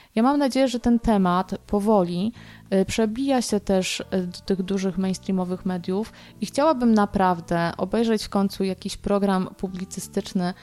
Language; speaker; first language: Polish; native; Polish